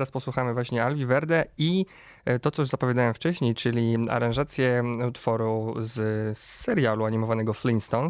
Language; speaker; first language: Polish; native; Polish